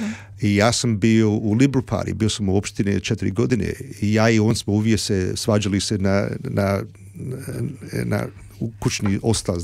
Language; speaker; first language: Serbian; early bilingual, heritage; Croatian